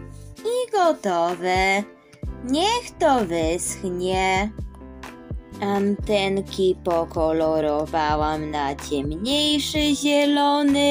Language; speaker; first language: Polish; early bilingual, heritage; Polish